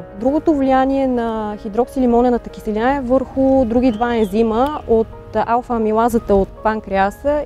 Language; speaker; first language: Bulgarian; native; Bulgarian